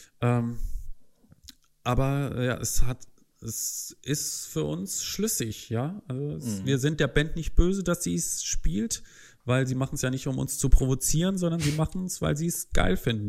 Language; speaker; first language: German; native; German